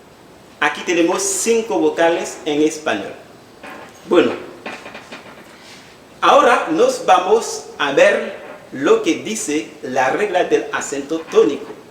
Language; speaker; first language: Spanish; non-native, fluent; Haitian Creole